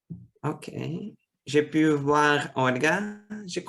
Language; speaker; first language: French; non-native, fluent; Russian